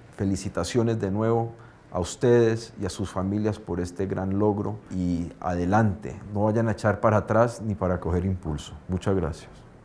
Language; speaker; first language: Spanish; native; Spanish